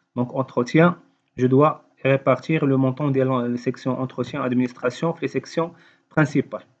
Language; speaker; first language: French; non-native, local second language; Arabic